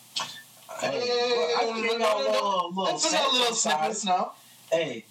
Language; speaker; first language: English; native; English